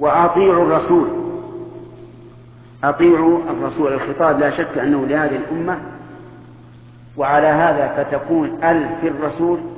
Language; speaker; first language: Arabic; native; Arabic